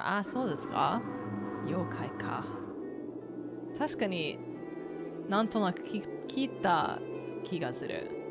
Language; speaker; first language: Japanese; non-native, fluent; English